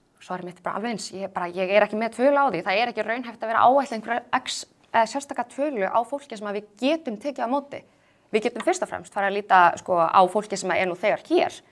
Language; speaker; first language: Icelandic; early bilingual, other home language; Kurdish